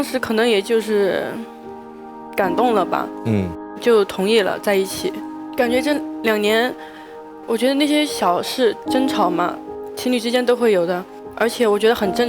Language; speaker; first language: Chinese; native; Chinese